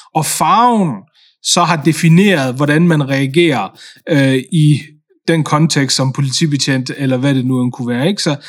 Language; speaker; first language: Danish; native; Danish